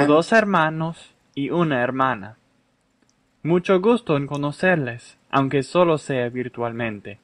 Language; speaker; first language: Spanish; non-native, fluent; English